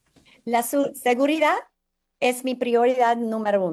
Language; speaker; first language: Spanish; non-native, fluent; English